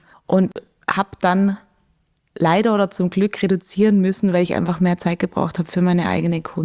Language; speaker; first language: German; native; German